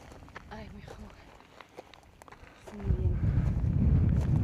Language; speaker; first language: Spanish; non-native, learner; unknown